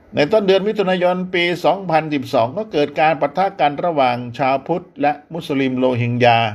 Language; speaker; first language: Thai; native; Thai